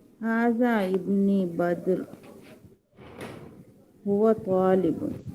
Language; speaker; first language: Arabic; non-native, learner; Divehi